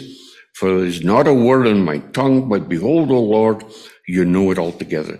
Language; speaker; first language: English; native; English